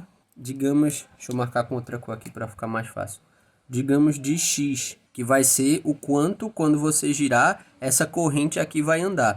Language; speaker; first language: Portuguese; native; Portuguese